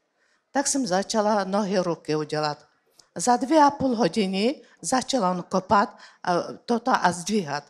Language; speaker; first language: Czech; non-native, learner; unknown